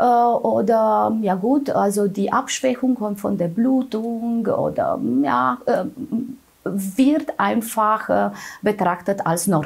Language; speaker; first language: German; non-native, fluent; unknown